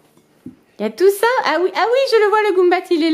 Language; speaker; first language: French; native; French